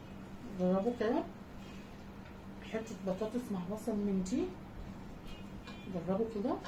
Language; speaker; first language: Arabic; native; Arabic